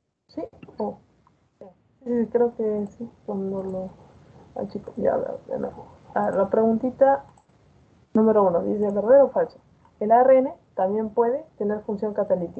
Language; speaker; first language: Spanish; native; Spanish